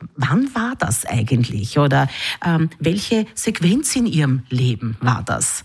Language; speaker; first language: German; native; German